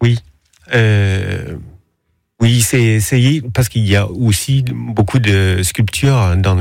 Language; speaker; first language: French; non-native, learner; Danish